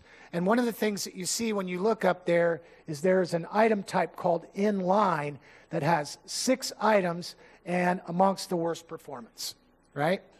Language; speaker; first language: English; native; English